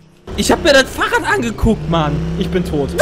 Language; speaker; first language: German; native; German